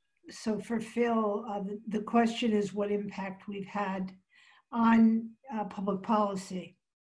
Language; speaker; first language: English; native; English